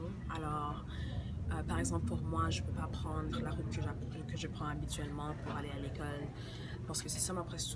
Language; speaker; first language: French; non-native, local second language; English